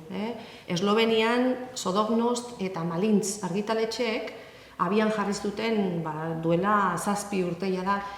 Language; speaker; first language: Basque; native; Basque